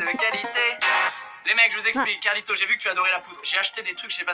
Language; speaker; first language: French; native; French